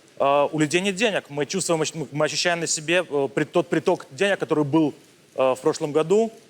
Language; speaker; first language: Russian; native; Russian